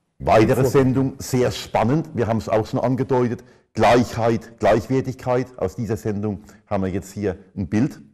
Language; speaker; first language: German; native; German